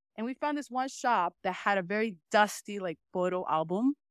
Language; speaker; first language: English; early bilingual, other home language; Spanish